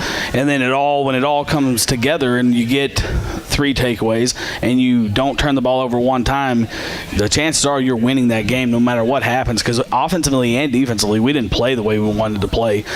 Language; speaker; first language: English; native; English